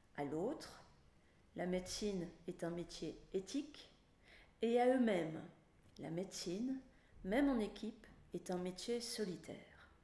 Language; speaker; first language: French; native; French